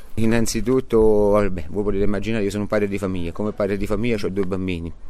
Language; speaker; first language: Italian; native; Italian